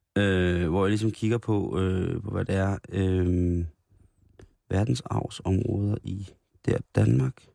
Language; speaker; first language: Danish; native; Danish